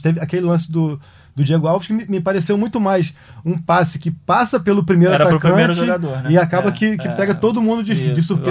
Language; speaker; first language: Portuguese; native; Portuguese